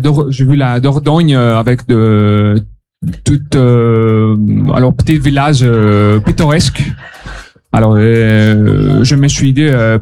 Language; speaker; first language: French; non-native, learner; Greek